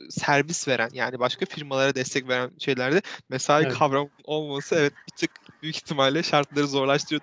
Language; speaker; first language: Turkish; native; Turkish